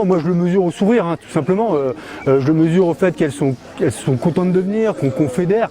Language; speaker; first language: French; native; French